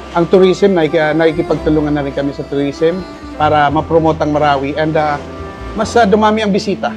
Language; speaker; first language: Filipino; non-native, local second language; Maranao